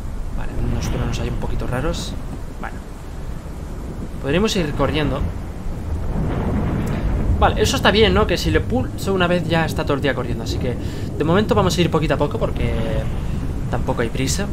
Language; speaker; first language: Spanish; native; Spanish